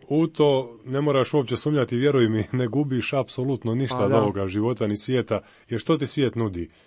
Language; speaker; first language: Croatian; native; Croatian